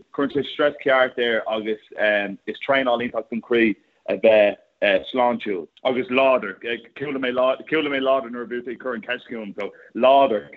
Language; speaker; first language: Irish; non-native, local second language; English